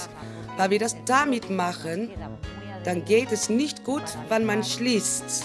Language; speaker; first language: German; non-native, fluent; Spanish